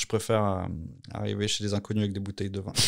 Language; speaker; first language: French; native; French